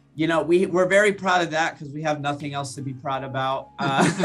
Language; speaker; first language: English; early bilingual, other home language; Arabic